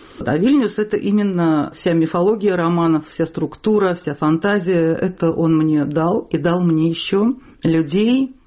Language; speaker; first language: Russian; native; Russian